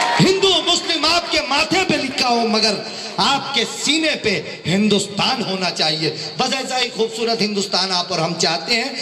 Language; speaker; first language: Hindi; native; Hindi